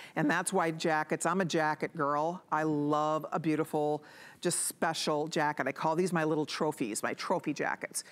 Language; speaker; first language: English; native; English